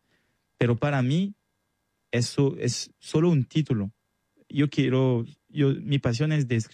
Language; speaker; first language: Spanish; non-native, learner; French